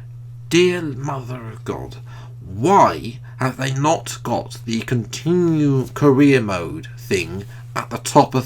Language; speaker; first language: English; native; English